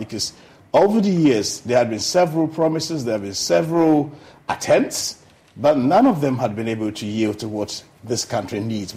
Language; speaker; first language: English; non-native, local second language; Akan